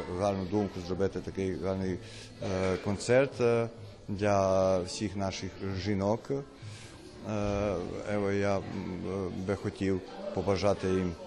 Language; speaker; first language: Ukrainian; early bilingual, heritage; Ukrainian